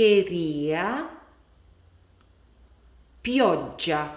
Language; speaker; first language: Italian; non-native, fluent; Latvian